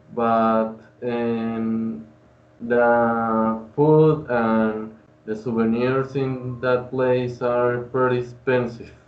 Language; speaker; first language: English; non-native, learner; Spanish